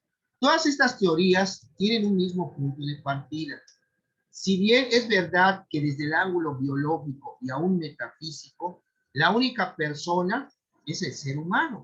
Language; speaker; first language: Spanish; native; Spanish